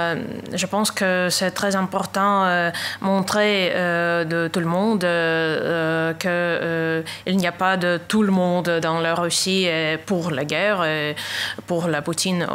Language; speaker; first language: French; non-native, learner; Russian